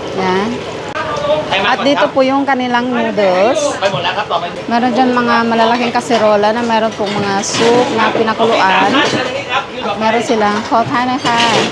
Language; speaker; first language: Filipino; non-native, local second language; Iloko